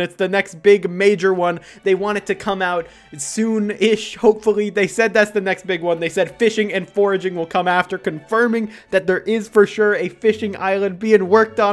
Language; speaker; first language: English; native; English